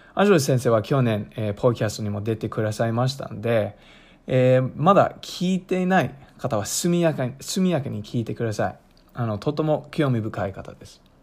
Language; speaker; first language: Japanese; non-native, fluent; English